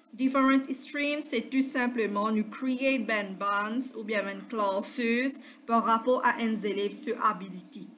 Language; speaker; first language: French; non-native, local second language; Morisyen